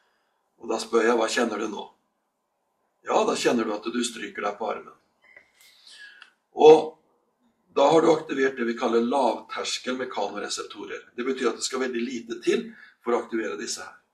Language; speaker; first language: Norwegian; native; Norwegian